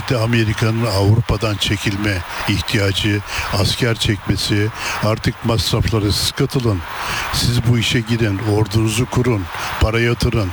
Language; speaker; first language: Turkish; native; Turkish